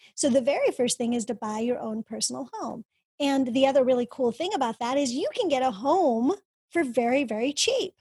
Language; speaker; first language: English; early bilingual, other home language; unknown